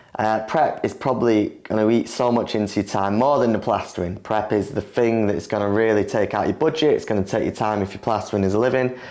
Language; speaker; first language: English; native; English